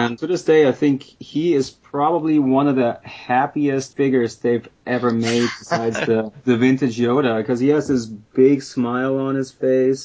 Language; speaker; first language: English; non-native, fluent; German